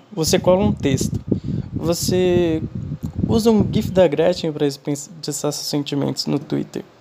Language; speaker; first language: Portuguese; non-native, fluent; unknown